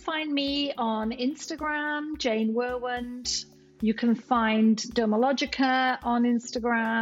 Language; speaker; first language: English; native; English